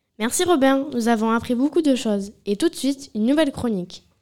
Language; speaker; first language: French; native; French